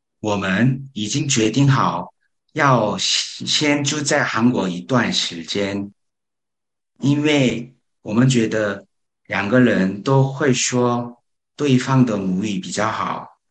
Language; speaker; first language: Chinese; non-native, fluent; Korean